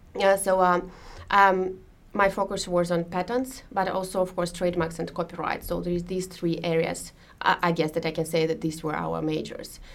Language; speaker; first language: English; non-native, fluent; Russian